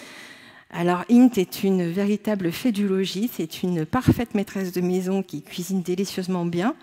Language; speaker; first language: French; native; French